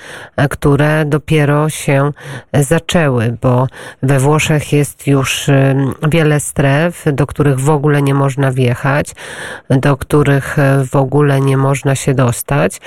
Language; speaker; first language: Polish; native; Polish